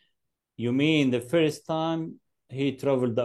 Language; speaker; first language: English; non-native, fluent; Arabic